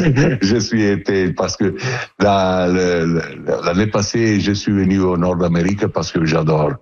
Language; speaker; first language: French; non-native, learner; Italian